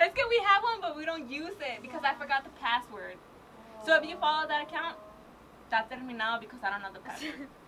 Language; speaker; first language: English; early bilingual, other home language; Spanish